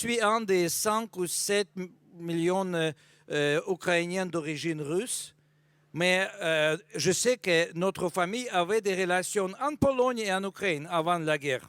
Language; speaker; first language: French; non-native, fluent; Russian